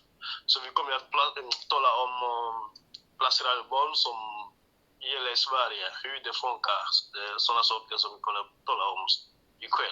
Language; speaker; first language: Swedish; non-native, learner; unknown